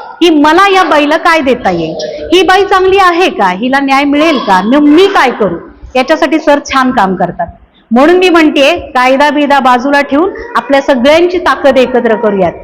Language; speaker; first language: Marathi; native; Marathi